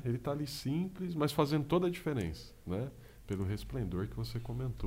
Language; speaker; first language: Portuguese; native; Portuguese